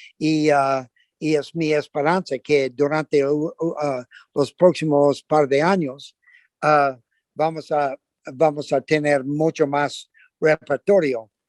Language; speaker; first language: Spanish; non-native, fluent; English